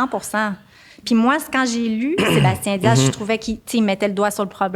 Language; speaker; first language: French; native; French